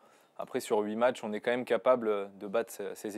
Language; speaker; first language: French; native; French